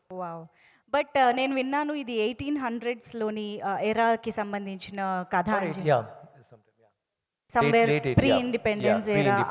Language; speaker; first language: Telugu; native; Telugu